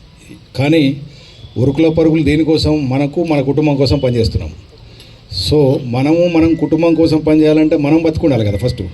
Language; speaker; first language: Telugu; native; Telugu